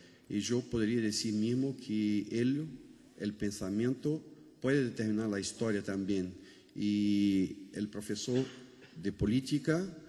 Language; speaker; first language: Spanish; non-native, fluent; Portuguese